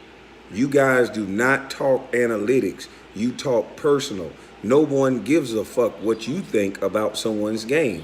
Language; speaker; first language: English; native; English